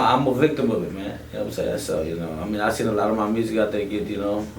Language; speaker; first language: English; native; English